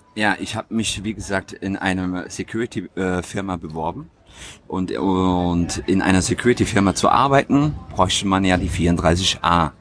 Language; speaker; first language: German; early bilingual, other home language; Tigrinya